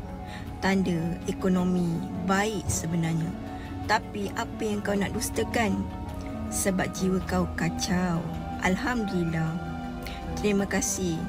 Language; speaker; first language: Malay; native; Malay